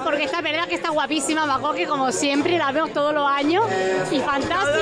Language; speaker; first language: Spanish; native; Spanish